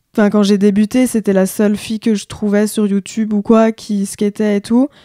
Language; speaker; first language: French; native; French